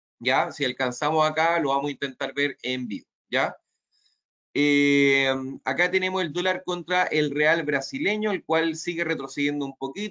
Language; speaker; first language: Spanish; native; Spanish